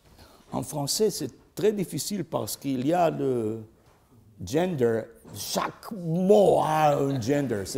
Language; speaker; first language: French; non-native, learner; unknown